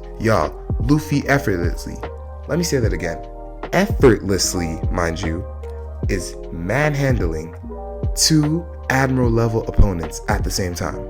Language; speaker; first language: English; native; English